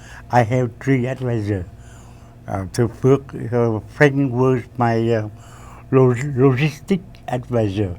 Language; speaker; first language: English; non-native, learner; Vietnamese